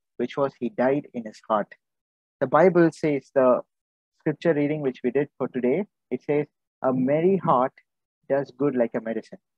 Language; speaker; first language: English; non-native, local second language; Tamil